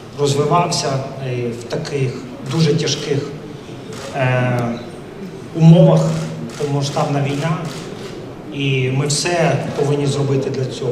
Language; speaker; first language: Ukrainian; non-native, local second language; Russian